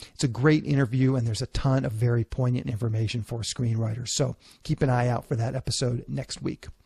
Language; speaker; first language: English; native; English